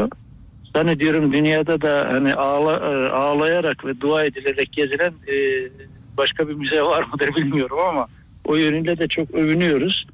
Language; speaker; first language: Turkish; native; Turkish